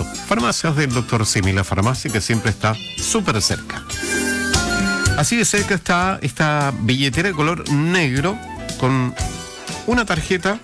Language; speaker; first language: Spanish; native; Spanish